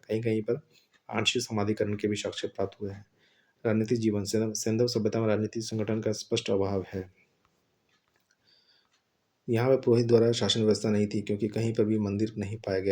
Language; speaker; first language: Hindi; native; Hindi